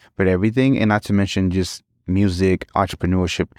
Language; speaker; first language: English; early bilingual, other home language; Spanish